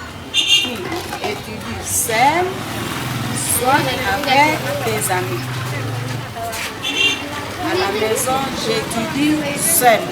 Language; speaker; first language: French; non-native, learner; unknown